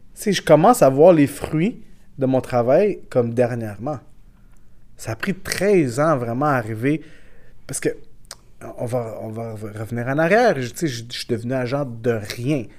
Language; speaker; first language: French; early bilingual, other home language; Portuguese